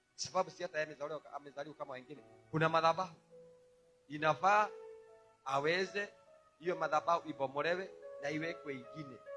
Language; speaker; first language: Swahili; non-native, local second language; Kikuyu